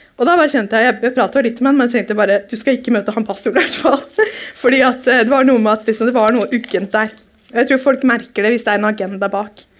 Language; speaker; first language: Norwegian; native; Norwegian